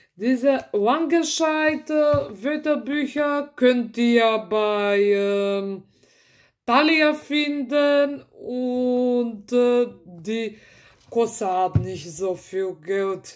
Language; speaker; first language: German; early bilingual, other home language; Macedonian